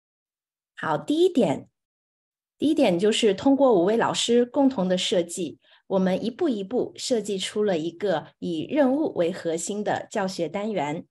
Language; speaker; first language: Chinese; native; Chinese